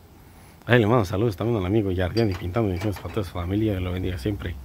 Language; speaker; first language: Spanish; native; Spanish